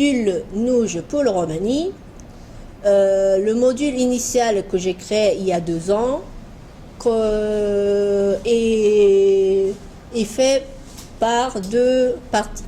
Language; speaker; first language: French; non-native, fluent; Japanese